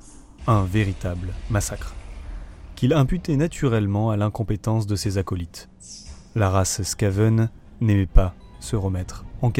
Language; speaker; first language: French; native; French